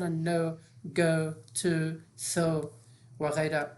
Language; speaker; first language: Persian; native; Persian